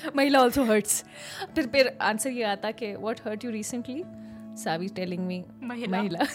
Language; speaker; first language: Hindi; native; Hindi